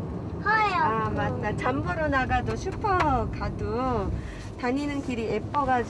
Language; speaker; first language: Korean; non-native, fluent; Japanese